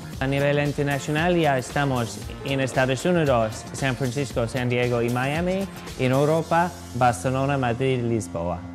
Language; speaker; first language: Spanish; non-native, fluent; English